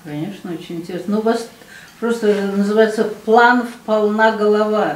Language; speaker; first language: Russian; native; Russian